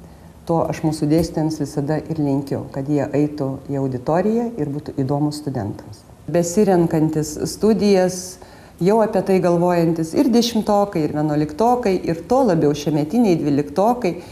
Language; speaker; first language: Lithuanian; native; Lithuanian